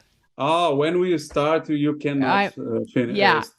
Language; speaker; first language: English; non-native, fluent; Portuguese